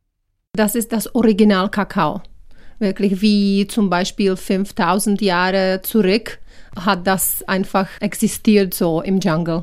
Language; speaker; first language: German; non-native, learner; Czech